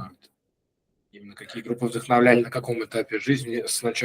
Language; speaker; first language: Russian; native; Russian